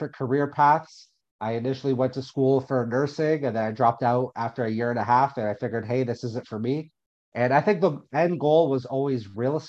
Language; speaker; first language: English; native; English